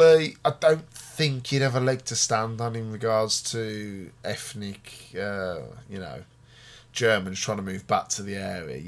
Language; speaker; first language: English; native; English